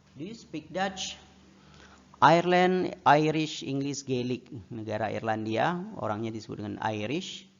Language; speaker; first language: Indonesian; non-native, local second language; Achinese